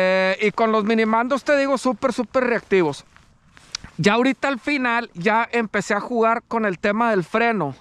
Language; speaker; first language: Spanish; native; Spanish